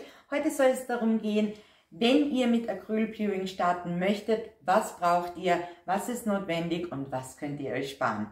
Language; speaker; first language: German; native; German